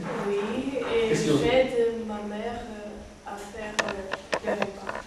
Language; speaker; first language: French; non-native, learner; Russian